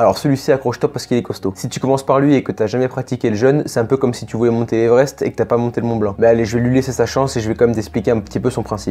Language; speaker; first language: French; native; French